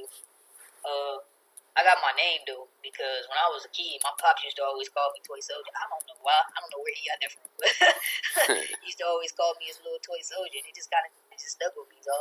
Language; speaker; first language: English; native; English